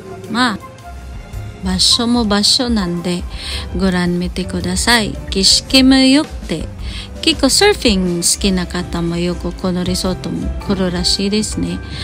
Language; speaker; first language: Japanese; non-native, fluent; Cebuano